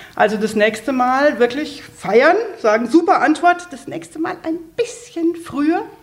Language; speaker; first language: German; native; German